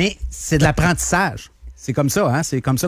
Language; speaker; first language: French; native; French